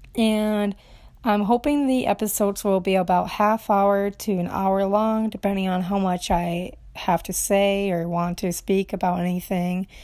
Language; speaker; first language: English; non-native, fluent; Romanian